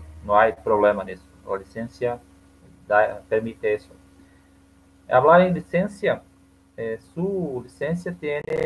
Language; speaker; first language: Spanish; non-native, learner; Portuguese